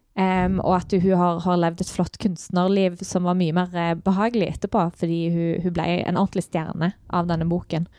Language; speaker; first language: Norwegian; native; Norwegian